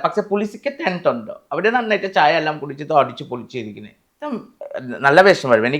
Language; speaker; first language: Malayalam; non-native, fluent; Assamese